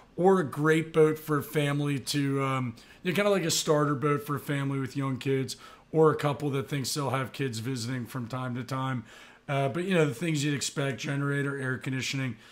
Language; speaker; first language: English; native; English